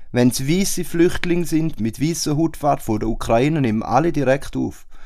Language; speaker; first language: German; native; German